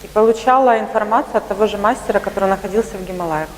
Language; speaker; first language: Russian; native; Russian